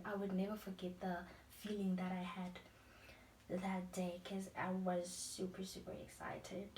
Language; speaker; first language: English; non-native, local second language; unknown